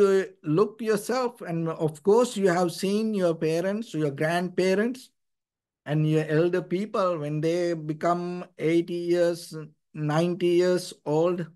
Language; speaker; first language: English; non-native, fluent; Sinhala